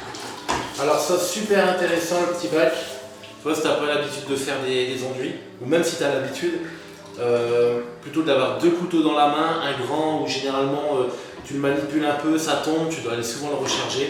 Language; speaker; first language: French; native; French